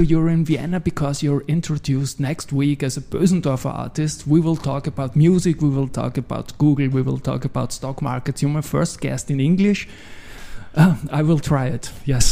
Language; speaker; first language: English; non-native, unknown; German